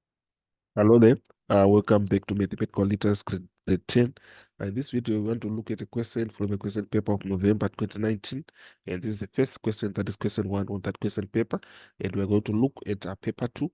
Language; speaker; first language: English; non-native, local second language; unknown